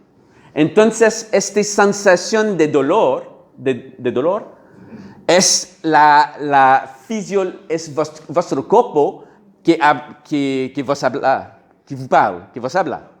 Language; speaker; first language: Spanish; non-native, learner; French